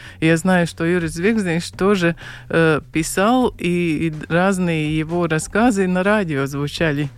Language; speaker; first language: Russian; non-native, local second language; Latvian